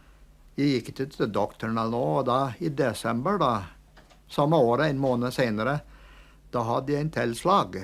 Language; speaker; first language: Norwegian; early bilingual, heritage; English